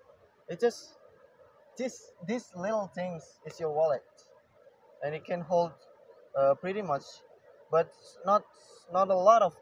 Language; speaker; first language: English; non-native, learner; Indonesian